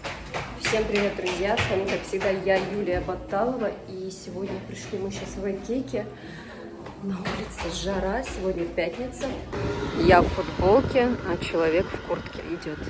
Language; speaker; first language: Russian; native; Russian